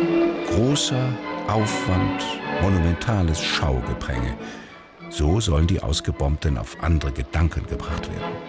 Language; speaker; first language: German; native; German